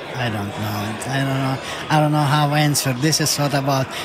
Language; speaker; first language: English; non-native, learner; Ukrainian